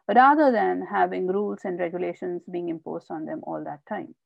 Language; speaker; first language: English; non-native, local second language; Hindi